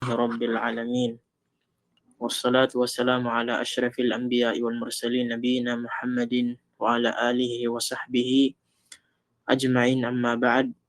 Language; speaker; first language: Arabic; non-native, fluent; Filipino